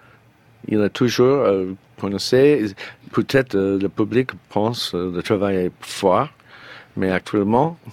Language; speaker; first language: French; non-native, learner; English